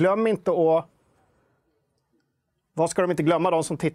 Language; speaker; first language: Swedish; native; Swedish